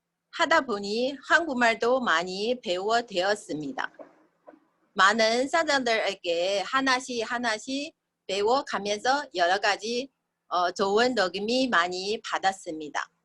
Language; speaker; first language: Korean; non-native, learner; Chinese